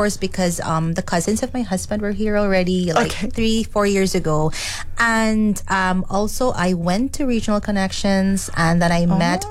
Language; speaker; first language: English; non-native, local second language; Cebuano